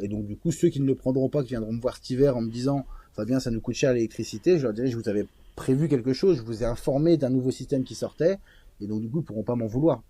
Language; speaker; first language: French; native; French